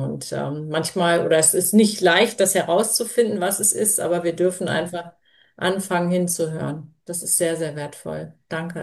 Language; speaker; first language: German; native; German